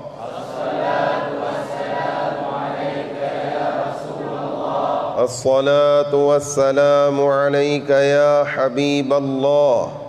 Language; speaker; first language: Indonesian; non-native, learner; Urdu